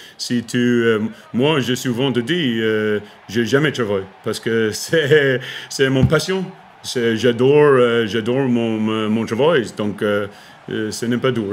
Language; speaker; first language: French; non-native, learner; English